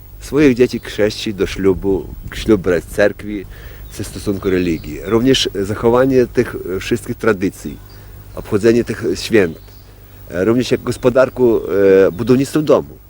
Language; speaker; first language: Polish; non-native, local second language; Ukrainian